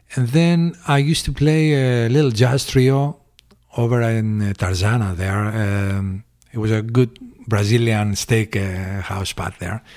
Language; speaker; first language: English; early bilingual, other home language; Greek